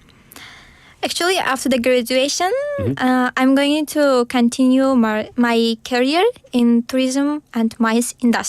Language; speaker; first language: English; non-native, learner; Uzbek